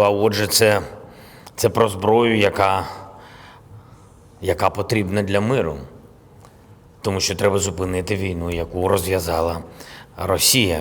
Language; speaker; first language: Ukrainian; non-native, local second language; Russian